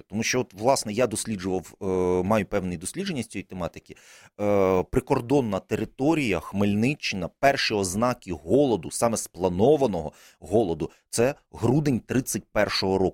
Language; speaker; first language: Ukrainian; native; Ukrainian